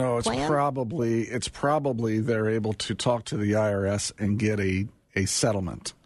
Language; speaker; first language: English; native; English